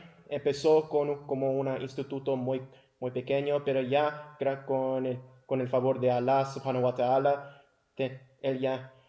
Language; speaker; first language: Spanish; early bilingual, heritage; English